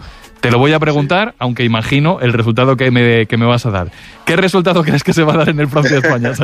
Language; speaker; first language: Spanish; native; Spanish